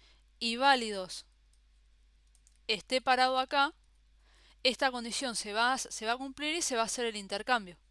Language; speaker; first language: Spanish; native; Spanish